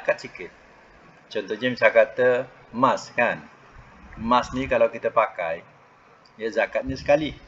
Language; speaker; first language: Malay; native; Malay